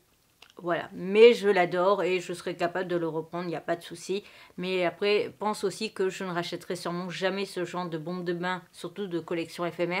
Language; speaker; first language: French; native; French